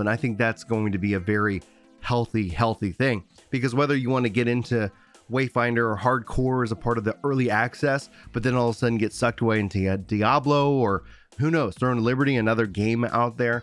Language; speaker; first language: English; native; English